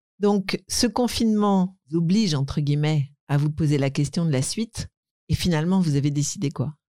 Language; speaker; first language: French; native; French